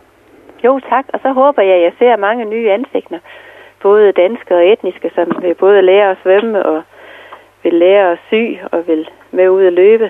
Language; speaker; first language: Danish; native; Danish